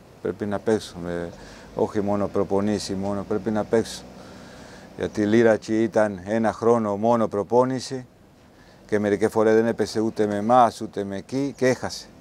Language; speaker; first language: Greek; non-native, learner; Spanish